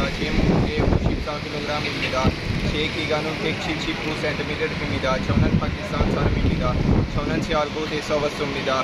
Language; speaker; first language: Korean; non-native, learner; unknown